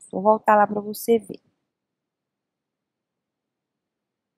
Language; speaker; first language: Portuguese; native; Portuguese